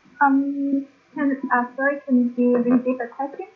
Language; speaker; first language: English; non-native, learner; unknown